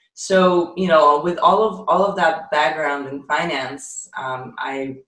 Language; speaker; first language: English; non-native, fluent; Ukrainian